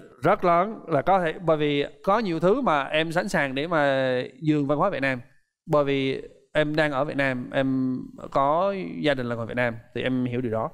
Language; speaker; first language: Vietnamese; non-native, fluent; English